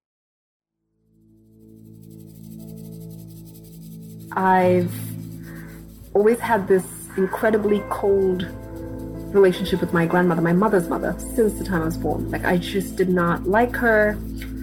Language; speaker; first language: English; non-native, local second language; Tamil